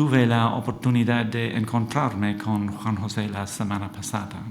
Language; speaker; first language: Spanish; non-native, fluent; English